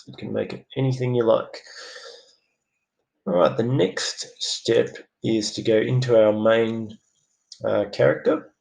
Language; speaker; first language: English; native; English